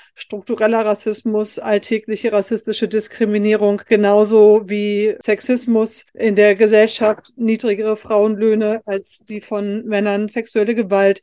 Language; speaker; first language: German; native; German